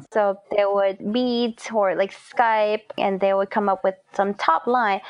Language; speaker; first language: English; non-native, fluent; Korean